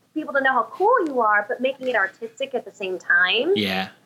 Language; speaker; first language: English; native; English